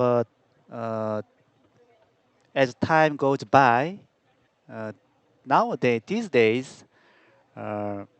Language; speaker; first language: English; non-native, learner; Korean